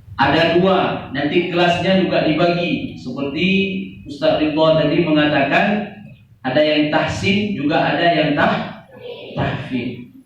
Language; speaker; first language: Indonesian; non-native, local second language; Achinese